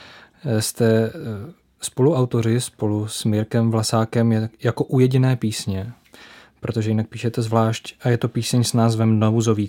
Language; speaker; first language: Czech; native; Czech